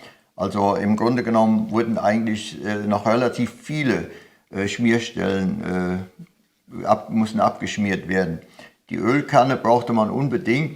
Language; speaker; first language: German; native; German